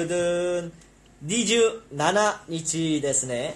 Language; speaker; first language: Japanese; non-native, learner; Korean